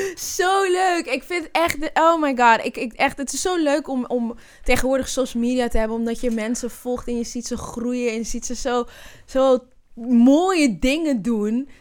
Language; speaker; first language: Dutch; native; Dutch